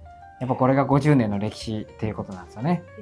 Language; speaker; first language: Japanese; native; Japanese